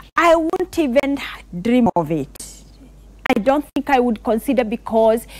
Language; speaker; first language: English; non-native, local second language; Kikuyu